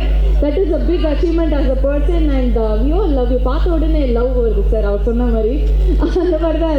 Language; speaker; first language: Tamil; native; Tamil